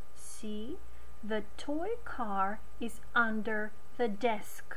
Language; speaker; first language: English; non-native, fluent; Macedonian